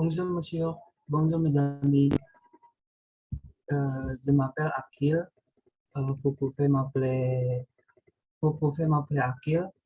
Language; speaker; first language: French; non-native, learner; Indonesian